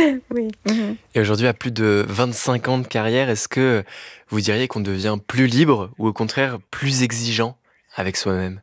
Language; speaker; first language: French; native; French